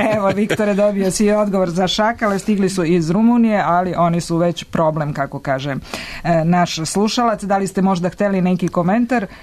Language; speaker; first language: Serbian; native; Serbian